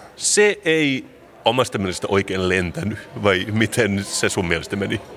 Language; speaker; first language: Finnish; non-native, local second language; Swedish